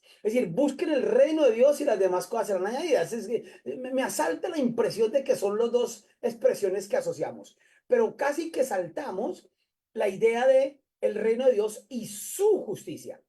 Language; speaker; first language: Spanish; native; Spanish